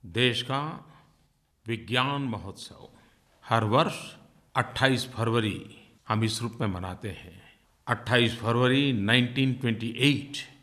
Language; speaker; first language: Hindi; non-native, local second language; Gujarati